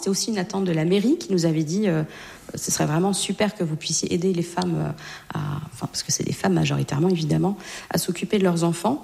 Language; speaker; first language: French; native; French